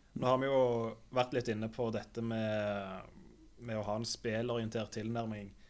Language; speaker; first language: Norwegian; native; Norwegian